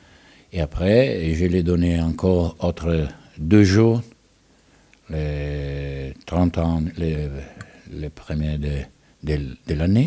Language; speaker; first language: French; non-native, learner; Italian